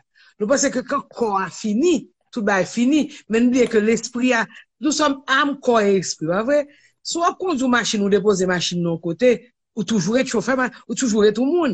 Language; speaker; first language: French; non-native, local second language; Haitian Creole